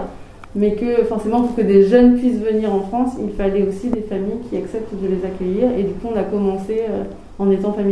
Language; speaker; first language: French; native; French